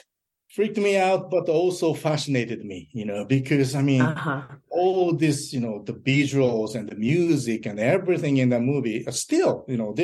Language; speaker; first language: English; early bilingual, other home language; Japanese